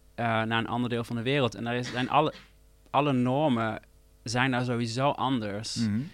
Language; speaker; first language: Dutch; native; Dutch